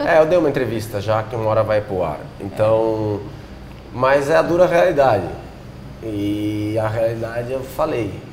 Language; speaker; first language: Portuguese; native; Portuguese